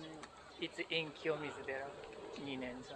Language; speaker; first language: English; non-native, fluent; Japanese